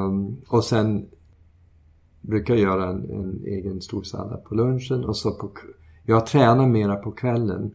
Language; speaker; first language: Swedish; early bilingual, heritage; Swedish